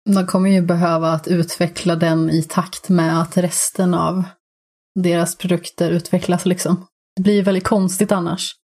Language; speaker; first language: Swedish; native; Swedish